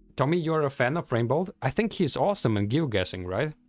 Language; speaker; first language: English; non-native, fluent; German